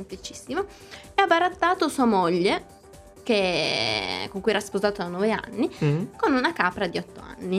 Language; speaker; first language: Italian; native; Italian